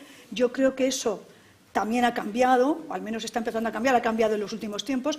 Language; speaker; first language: Spanish; native; Spanish